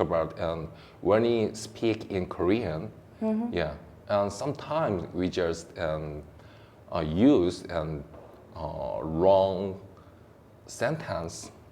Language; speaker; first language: English; non-native, learner; Korean